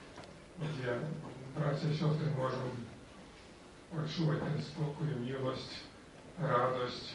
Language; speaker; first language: Polish; non-native, learner; Ukrainian